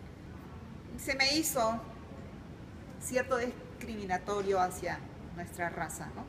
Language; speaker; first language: Spanish; early bilingual, heritage; Spanish